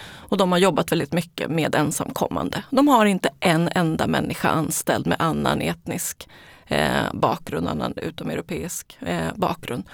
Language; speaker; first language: Swedish; early bilingual, other home language; Spanish